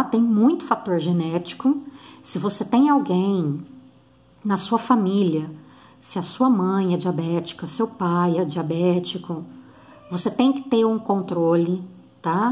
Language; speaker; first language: Portuguese; native; Portuguese